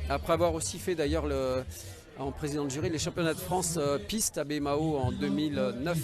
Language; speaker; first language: French; native; French